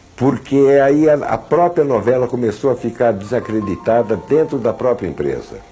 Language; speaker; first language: Portuguese; early bilingual, other home language; German